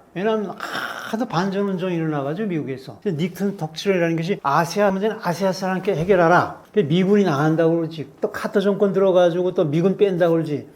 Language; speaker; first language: Korean; native; Korean